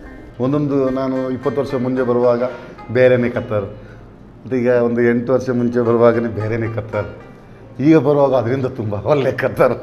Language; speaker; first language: Kannada; non-native, local second language; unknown